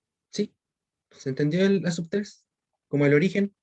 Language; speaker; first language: Spanish; native; Spanish